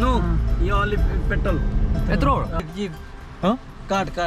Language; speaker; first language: English; non-native, learner; Bangla